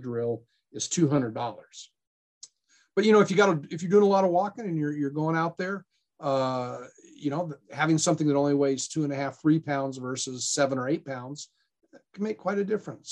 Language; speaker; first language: English; native; English